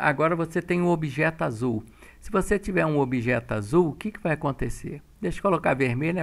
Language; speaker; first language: Portuguese; native; Portuguese